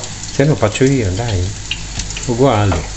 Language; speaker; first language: Italian; non-native, learner; Filipino